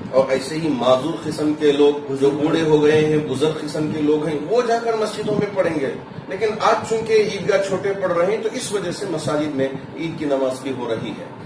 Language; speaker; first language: Hindi; non-native, local second language; Urdu